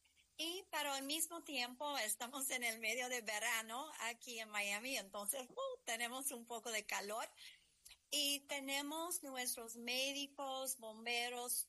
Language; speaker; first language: Spanish; non-native, learner; English